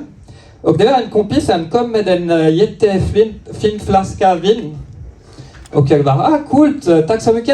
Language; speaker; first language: Swedish; non-native, learner; French